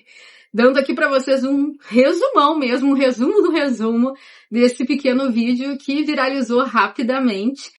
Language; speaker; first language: Portuguese; native; Portuguese